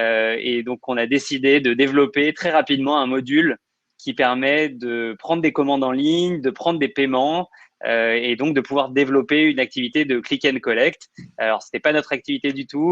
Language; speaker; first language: French; native; French